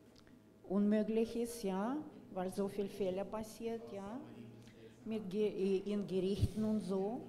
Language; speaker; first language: German; non-native, fluent; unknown